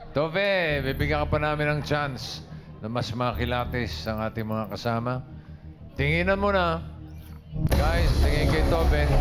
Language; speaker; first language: Filipino; native; Filipino